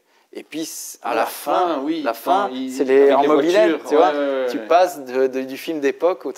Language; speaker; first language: French; native; French